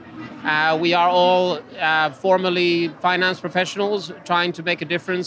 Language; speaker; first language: English; non-native, fluent; Finnish